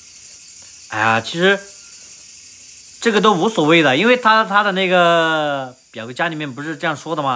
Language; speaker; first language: Chinese; native; Chinese